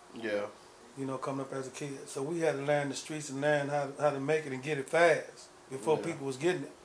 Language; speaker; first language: English; native; English